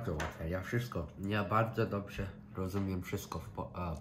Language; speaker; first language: Polish; early bilingual, heritage; English